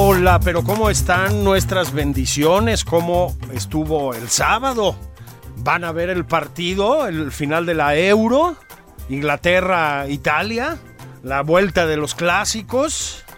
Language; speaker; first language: Spanish; native; Spanish